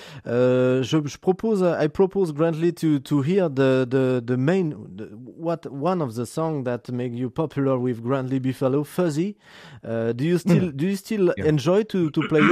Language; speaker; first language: English; non-native, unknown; French